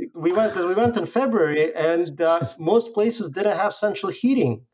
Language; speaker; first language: English; non-native, fluent; Russian